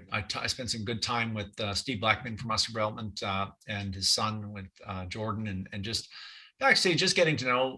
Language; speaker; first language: English; native; English